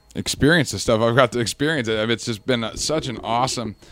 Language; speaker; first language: English; native; English